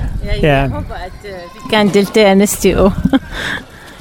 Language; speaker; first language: Danish; non-native, learner; Arabic